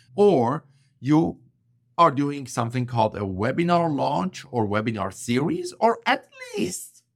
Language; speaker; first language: English; non-native, fluent; Persian